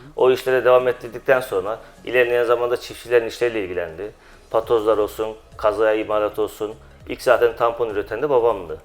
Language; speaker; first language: Turkish; native; Turkish